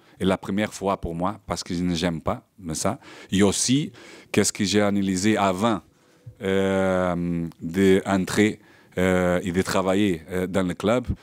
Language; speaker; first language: French; non-native, learner; Portuguese